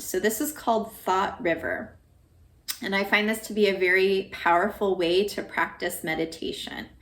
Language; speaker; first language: English; native; English